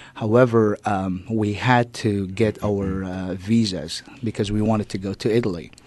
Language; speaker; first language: English; non-native, fluent; Arabic